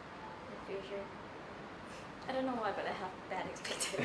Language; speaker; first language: English; non-native, learner; Thai